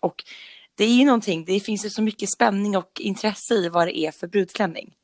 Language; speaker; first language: Swedish; native; Swedish